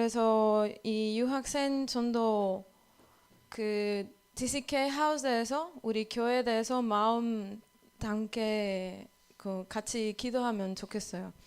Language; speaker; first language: Korean; non-native, learner; Spanish